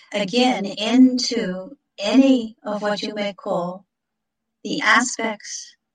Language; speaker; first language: English; native; English